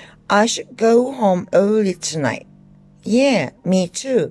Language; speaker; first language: English; non-native, fluent; Turkish